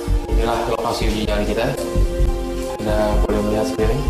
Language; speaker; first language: Indonesian; native; Indonesian